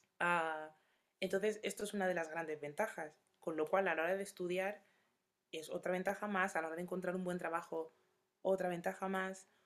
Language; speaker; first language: Spanish; early bilingual, other home language; Yoruba